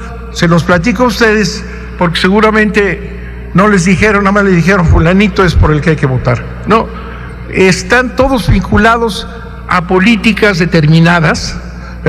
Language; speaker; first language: Spanish; native; Spanish